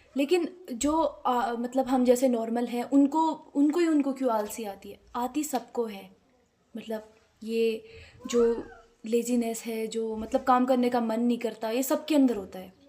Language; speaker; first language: Hindi; native; Hindi